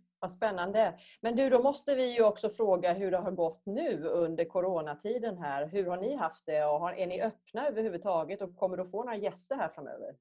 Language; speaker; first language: Swedish; native; Swedish